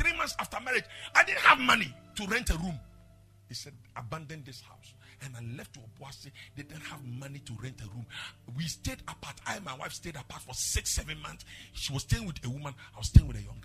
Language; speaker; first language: English; non-native, local second language; Akan